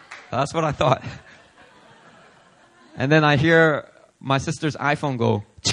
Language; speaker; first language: English; native; English